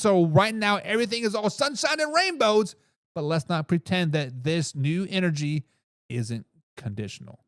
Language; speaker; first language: English; native; English